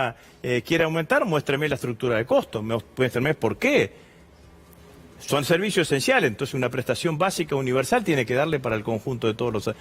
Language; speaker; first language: Spanish; native; Spanish